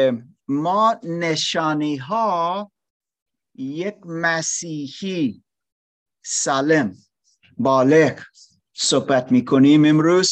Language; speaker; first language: Persian; non-native, learner; English